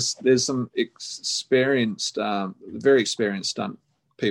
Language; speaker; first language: English; native; English